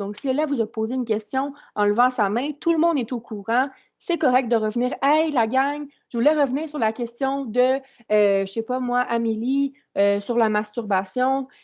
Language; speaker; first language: French; native; French